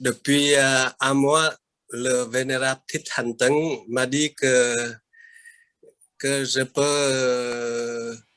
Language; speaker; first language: French; non-native, fluent; Vietnamese